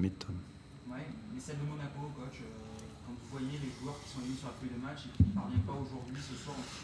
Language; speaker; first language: French; native; French